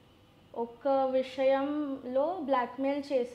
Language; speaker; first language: Telugu; non-native, learner; Gujarati